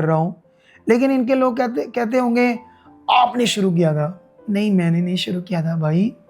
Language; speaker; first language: Hindi; non-native, local second language; Punjabi